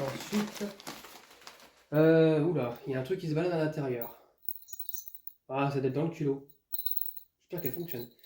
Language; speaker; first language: French; native; French